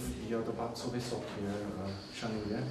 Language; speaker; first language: Polish; non-native, fluent; German